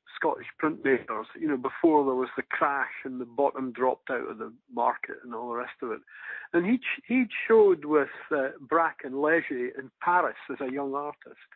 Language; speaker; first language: English; native; English